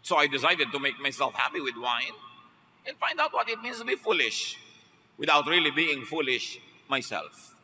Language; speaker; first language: English; non-native, local second language; Filipino